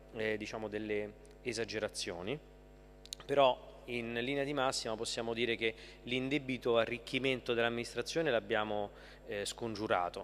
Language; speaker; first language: Italian; native; Italian